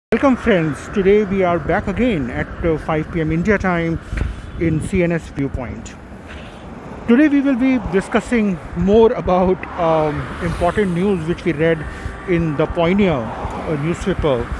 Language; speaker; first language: English; non-native, local second language; Hindi